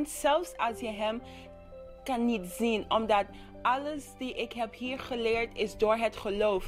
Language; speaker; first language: Dutch; non-native, local second language; English